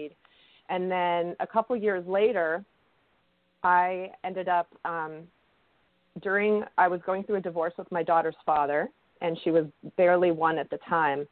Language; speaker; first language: English; native; English